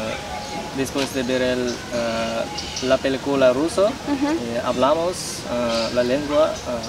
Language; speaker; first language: Spanish; non-native, learner; Uzbek